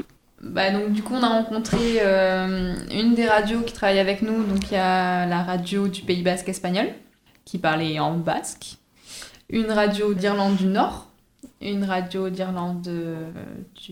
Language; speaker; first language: French; native; French